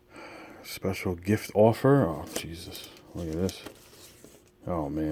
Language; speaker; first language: English; native; English